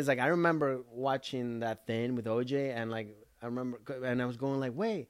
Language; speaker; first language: English; early bilingual, other home language; Spanish